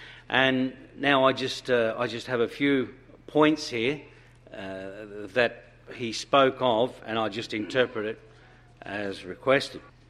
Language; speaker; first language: English; non-native, fluent; Italian